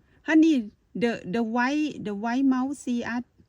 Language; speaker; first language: English; non-native, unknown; Thai